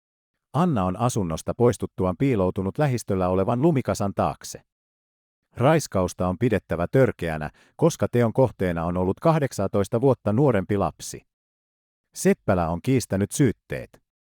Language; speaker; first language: Finnish; native; Finnish